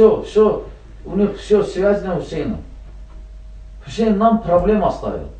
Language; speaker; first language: Russian; non-native, learner; Azerbaijani